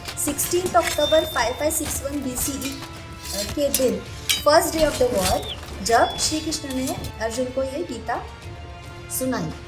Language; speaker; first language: Hindi; non-native, local second language; Marathi